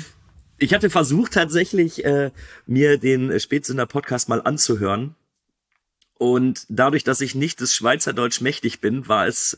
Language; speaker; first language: German; native; German